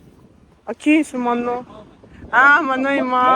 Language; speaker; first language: Portuguese; non-native, learner; Russian